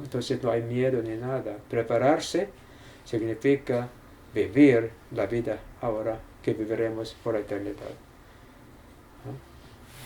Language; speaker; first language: Spanish; non-native, learner; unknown